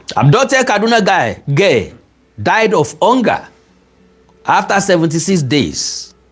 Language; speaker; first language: English; non-native, local second language; Yoruba